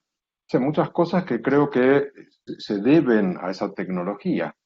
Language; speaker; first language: Spanish; native; Spanish